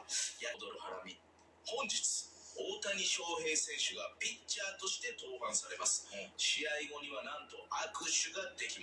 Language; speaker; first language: Japanese; native; Japanese